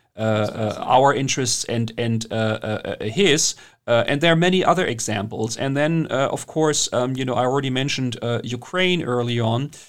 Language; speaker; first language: English; non-native, fluent; German